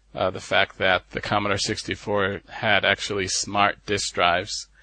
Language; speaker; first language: English; native; English